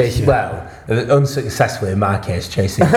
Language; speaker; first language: English; native; English